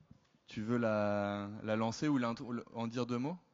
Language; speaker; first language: French; native; French